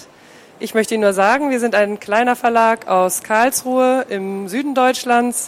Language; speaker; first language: German; native; German